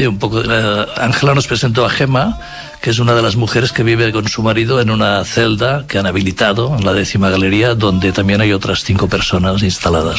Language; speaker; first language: Spanish; native; Spanish